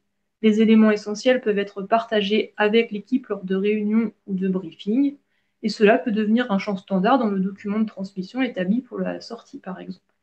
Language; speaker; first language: French; native; French